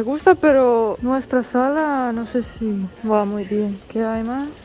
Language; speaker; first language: Spanish; non-native, fluent; Estonian